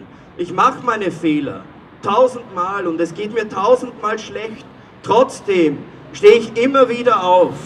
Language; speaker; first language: German; native; German